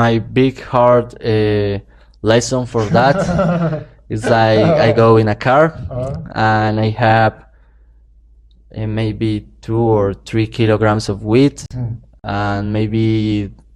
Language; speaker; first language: English; non-native, learner; Spanish